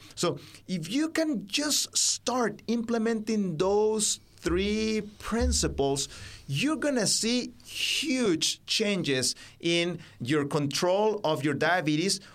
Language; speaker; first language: English; non-native, fluent; Spanish